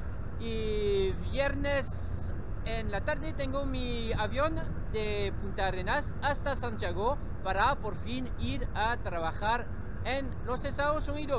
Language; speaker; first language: Spanish; non-native, learner; French